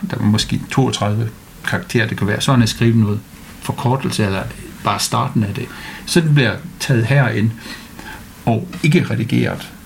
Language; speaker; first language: Danish; non-native, fluent; English